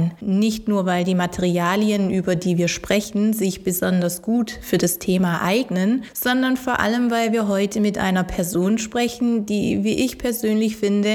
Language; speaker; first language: German; native; German